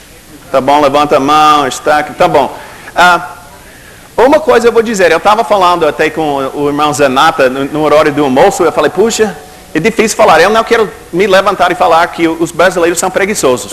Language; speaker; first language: Portuguese; non-native, fluent; English